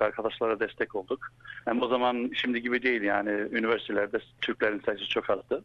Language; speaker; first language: Turkish; early bilingual, heritage; Turkish